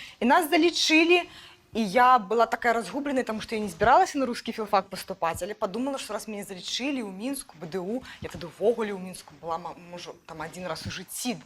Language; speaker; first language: Belarusian; native; Belarusian